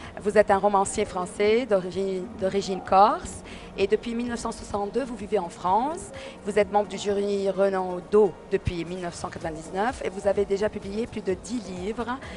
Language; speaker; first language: French; non-native, local second language; Arabic